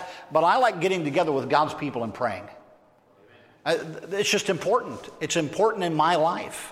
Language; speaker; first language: English; native; English